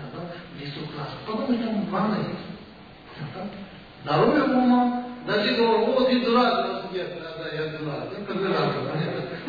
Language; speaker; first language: Russian; non-native, learner; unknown